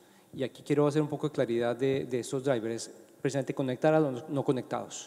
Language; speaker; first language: Spanish; native; Spanish